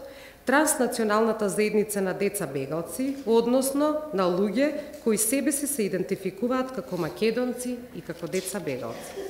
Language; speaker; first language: Macedonian; native; Macedonian